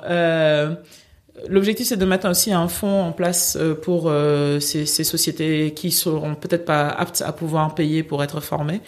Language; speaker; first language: French; native; French